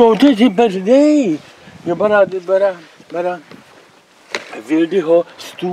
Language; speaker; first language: Swedish; non-native, learner; Czech